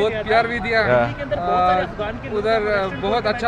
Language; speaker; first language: Hindi; non-native, fluent; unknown